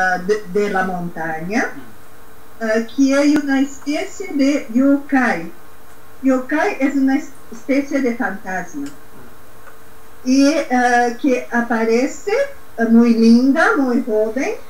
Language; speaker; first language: Spanish; non-native, learner; Portuguese